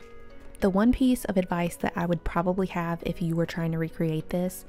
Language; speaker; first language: English; native; English